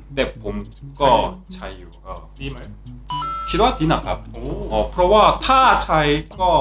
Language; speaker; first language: Thai; non-native, learner; Korean